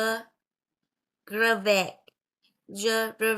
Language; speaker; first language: French; non-native, learner; Vietnamese